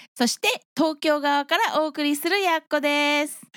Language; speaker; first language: Japanese; early bilingual, heritage; Japanese